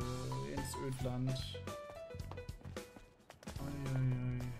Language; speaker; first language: German; native; German